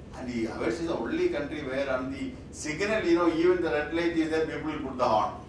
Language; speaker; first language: English; non-native, local second language; Malayalam